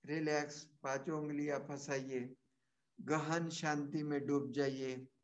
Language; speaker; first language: Hindi; non-native, local second language; Marathi